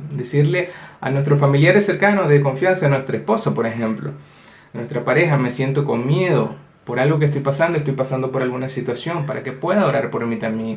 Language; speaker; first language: Spanish; native; Spanish